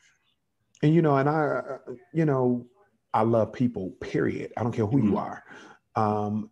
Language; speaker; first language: English; native; English